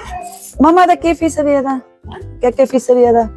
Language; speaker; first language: Arabic; non-native, learner; Malayalam